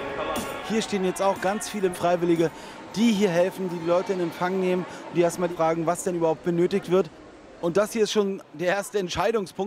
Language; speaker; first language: German; native; German